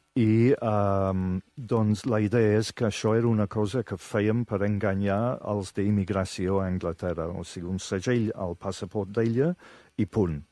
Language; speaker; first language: Catalan; non-native, fluent; English